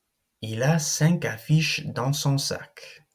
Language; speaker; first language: French; non-native, fluent; English